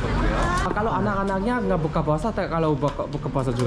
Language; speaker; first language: Indonesian; non-native, learner; Korean